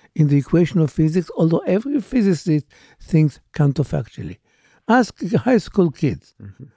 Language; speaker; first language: English; non-native, fluent; Hebrew